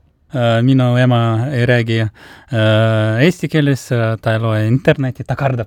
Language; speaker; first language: Estonian; non-native, local second language; Russian